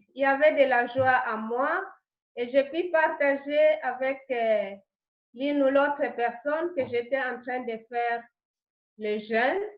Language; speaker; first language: French; non-native, learner; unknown